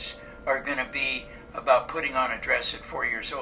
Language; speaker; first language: English; native; English